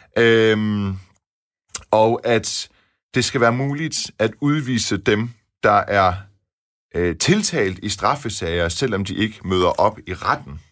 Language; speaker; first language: Danish; early bilingual, other home language; Persian